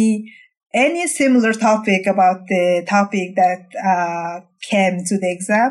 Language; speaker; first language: English; non-native, fluent; Mongolian